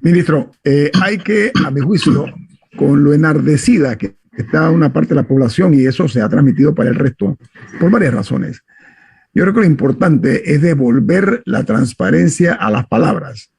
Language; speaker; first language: Spanish; native; Spanish